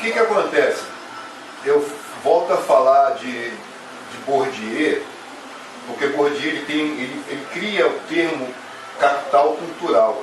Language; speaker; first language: Portuguese; native; Portuguese